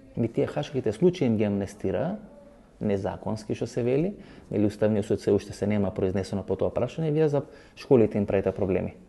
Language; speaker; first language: Macedonian; non-native, local second language; Albanian